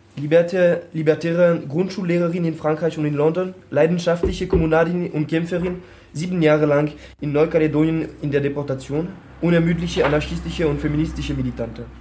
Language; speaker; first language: German; non-native, fluent; French